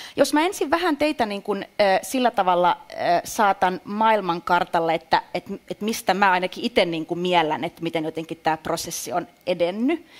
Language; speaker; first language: Finnish; native; Finnish